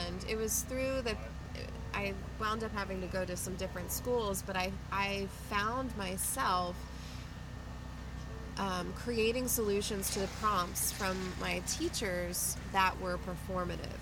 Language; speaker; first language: English; native; English